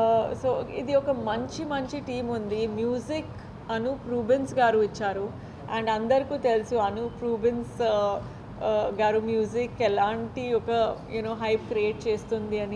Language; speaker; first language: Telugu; non-native, learner; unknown